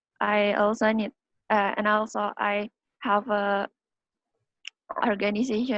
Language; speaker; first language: English; non-native, learner; Indonesian